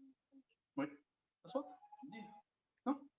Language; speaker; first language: French; native; French